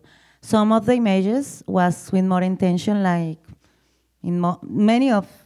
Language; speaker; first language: English; non-native, learner; Spanish